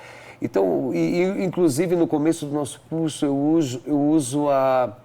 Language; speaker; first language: Portuguese; native; Portuguese